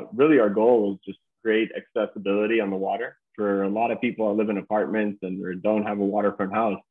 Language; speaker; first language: English; native; English